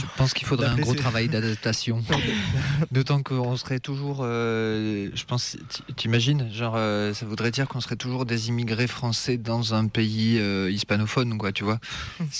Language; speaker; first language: French; native; French